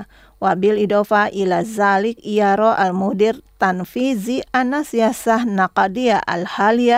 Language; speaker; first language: Arabic; non-native, fluent; Indonesian